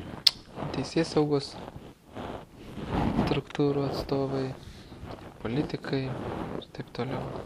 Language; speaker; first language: Lithuanian; native; Lithuanian